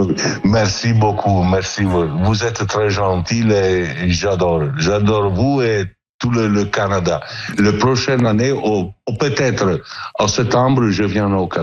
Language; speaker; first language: French; non-native, learner; Italian